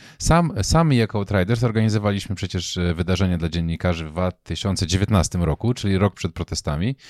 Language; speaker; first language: Polish; native; Polish